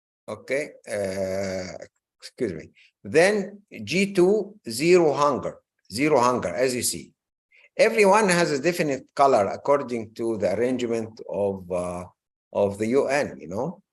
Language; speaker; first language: English; non-native, fluent; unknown